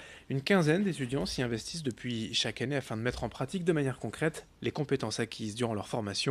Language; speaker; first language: French; native; French